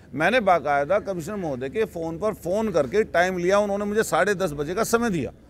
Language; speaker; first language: Hindi; native; Hindi